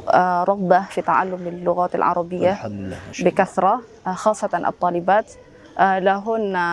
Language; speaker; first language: Arabic; non-native, fluent; Indonesian